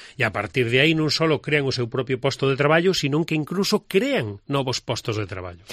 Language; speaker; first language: Galician; native; Galician